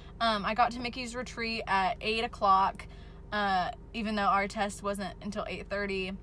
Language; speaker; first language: English; native; English